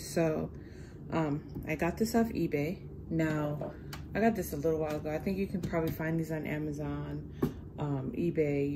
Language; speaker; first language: English; native; English